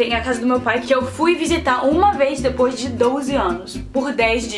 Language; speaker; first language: Portuguese; early bilingual, heritage; Portuguese